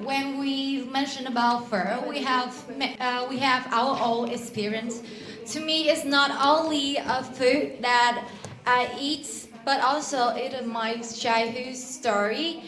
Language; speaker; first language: English; non-native, learner; Vietnamese